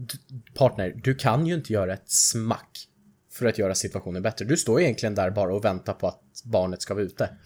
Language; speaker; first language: Swedish; native; Swedish